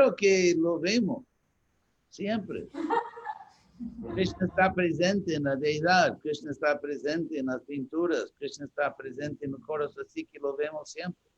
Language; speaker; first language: Spanish; non-native, fluent; English